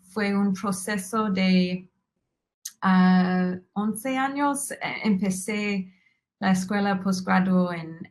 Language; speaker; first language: Spanish; non-native, fluent; English